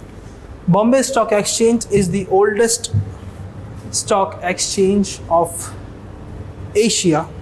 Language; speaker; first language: English; non-native, local second language; Hindi